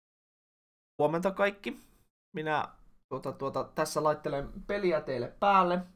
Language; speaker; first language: Finnish; native; Finnish